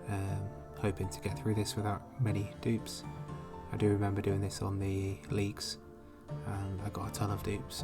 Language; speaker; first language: English; native; English